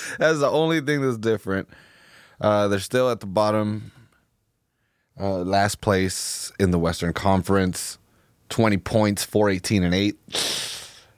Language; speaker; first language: English; native; English